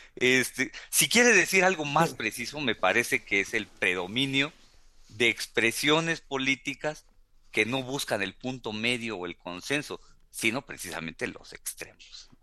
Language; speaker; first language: Spanish; native; Spanish